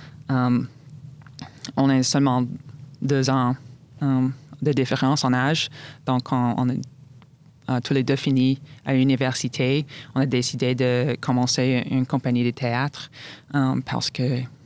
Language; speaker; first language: French; non-native, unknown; English